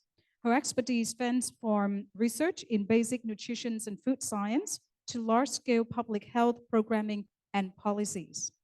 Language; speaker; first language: English; non-native, local second language; Vietnamese